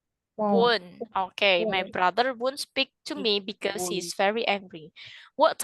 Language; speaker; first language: English; non-native, fluent; Indonesian